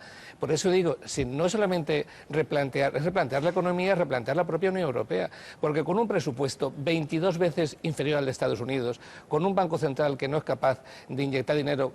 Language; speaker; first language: Spanish; native; Spanish